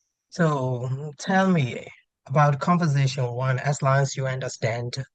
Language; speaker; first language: English; non-native, fluent; Burmese